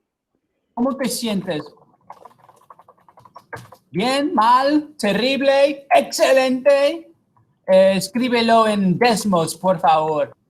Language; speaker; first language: Spanish; non-native, fluent; English